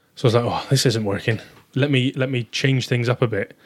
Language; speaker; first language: English; native; English